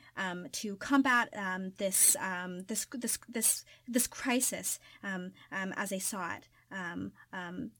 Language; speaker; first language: English; native; English